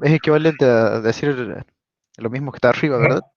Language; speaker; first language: Spanish; native; Spanish